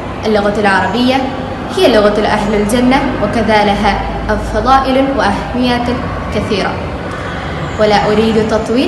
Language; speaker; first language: Arabic; non-native, learner; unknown